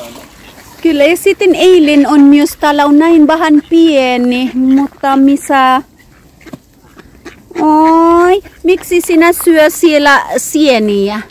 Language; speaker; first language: Finnish; non-native, learner; Filipino